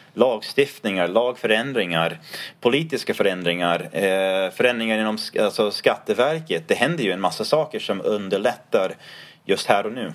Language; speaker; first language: Swedish; non-native, fluent; English